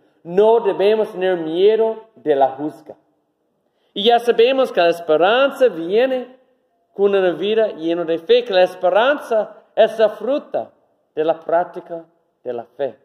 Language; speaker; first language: Spanish; non-native, learner; English